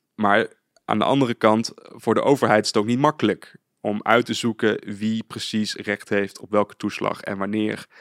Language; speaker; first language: Dutch; native; Dutch